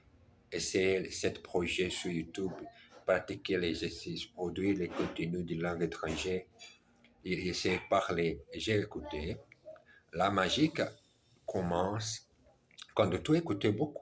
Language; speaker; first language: French; non-native, learner; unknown